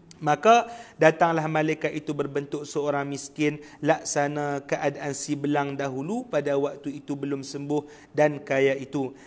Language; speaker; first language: Malay; native; Malay